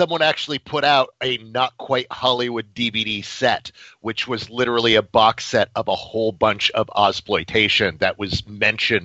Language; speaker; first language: English; native; English